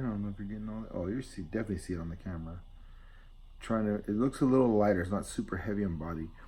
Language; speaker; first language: English; native; English